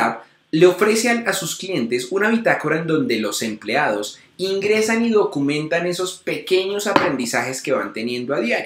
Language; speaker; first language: Spanish; native; Spanish